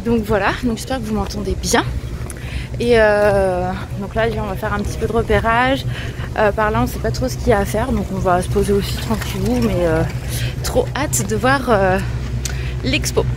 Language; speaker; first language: French; native; French